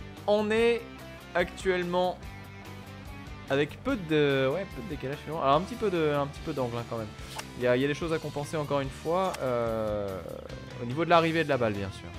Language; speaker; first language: French; native; French